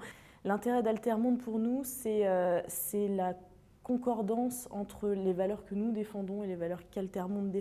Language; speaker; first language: French; native; French